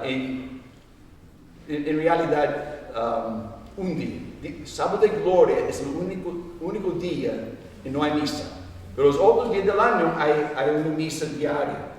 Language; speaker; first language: Spanish; non-native, fluent; English